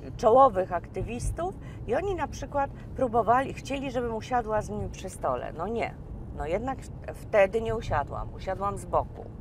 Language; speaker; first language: Polish; native; Polish